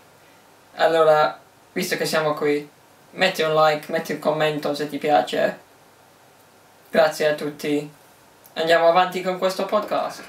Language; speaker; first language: Italian; early bilingual, heritage; English